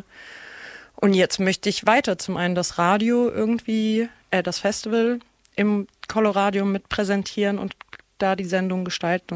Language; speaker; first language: German; native; German